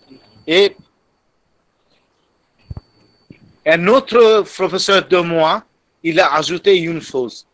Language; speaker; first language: French; non-native, fluent; Bangla